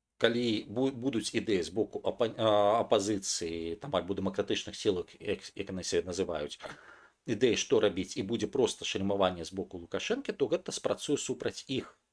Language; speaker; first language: Belarusian; non-native, local second language; Russian